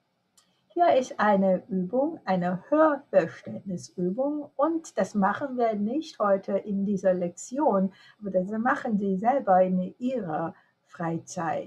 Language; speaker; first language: German; non-native, fluent; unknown